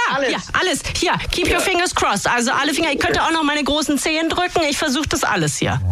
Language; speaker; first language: German; native; German